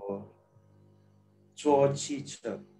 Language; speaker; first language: Chinese; non-native, learner; Indonesian